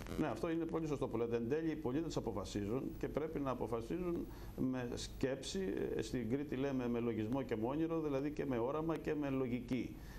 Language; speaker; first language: Greek; native; Greek